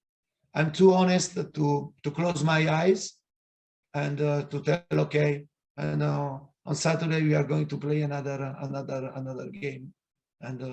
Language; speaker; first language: English; non-native, fluent; Italian